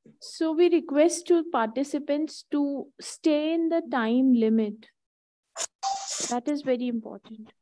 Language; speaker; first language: English; non-native, local second language; Hindi